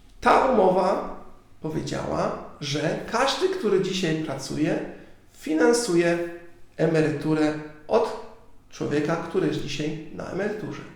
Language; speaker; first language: Polish; early bilingual, heritage; Polish